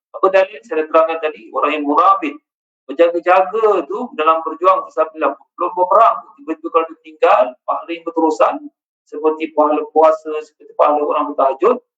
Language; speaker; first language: Malay; native; Malay